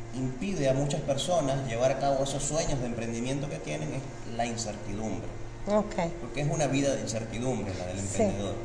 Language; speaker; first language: Spanish; native; Spanish